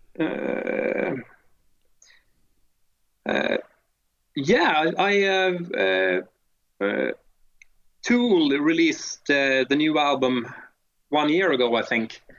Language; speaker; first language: English; non-native, fluent; Swedish